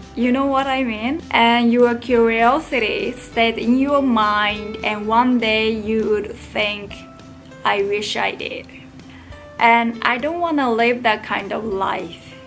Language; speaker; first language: English; non-native, fluent; Japanese